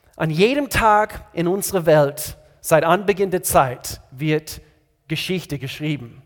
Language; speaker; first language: German; non-native, fluent; English